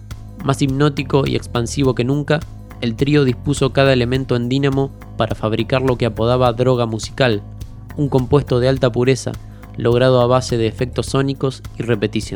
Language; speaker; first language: Spanish; native; Spanish